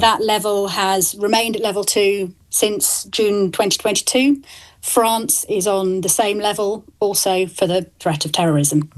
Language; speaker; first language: English; native; English